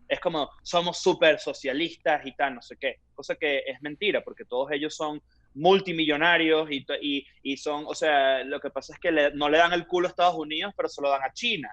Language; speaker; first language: Spanish; native; Spanish